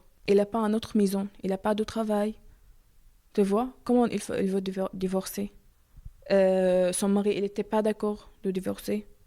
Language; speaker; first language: French; non-native, learner; Arabic